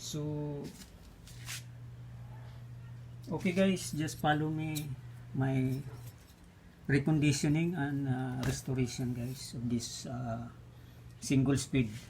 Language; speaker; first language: English; non-native, local second language; Filipino